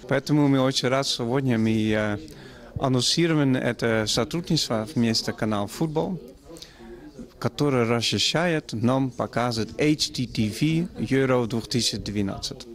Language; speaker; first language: Russian; non-native, fluent; Dutch